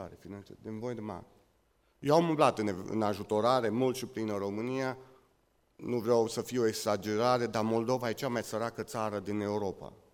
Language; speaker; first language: Romanian; native; Romanian